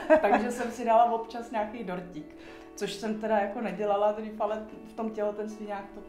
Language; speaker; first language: Czech; native; Czech